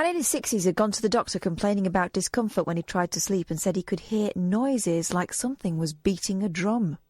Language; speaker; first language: English; native; English